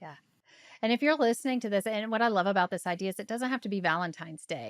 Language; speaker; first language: English; native; English